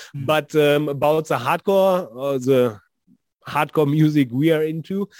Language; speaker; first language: English; non-native, fluent; German